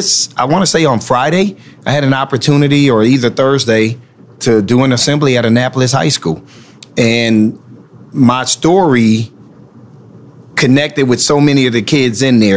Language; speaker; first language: English; native; English